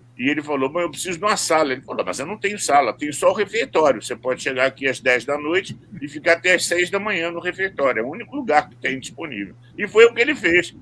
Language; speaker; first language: Portuguese; native; Portuguese